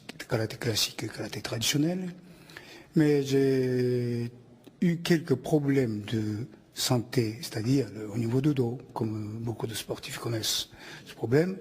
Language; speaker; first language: French; non-native, fluent; Japanese